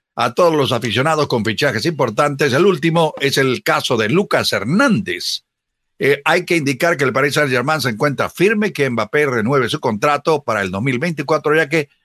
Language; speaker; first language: Spanish; native; Spanish